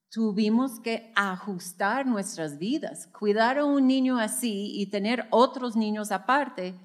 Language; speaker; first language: Spanish; non-native, fluent; English